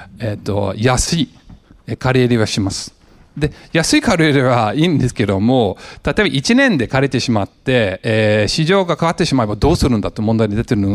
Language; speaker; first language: Japanese; non-native, fluent; English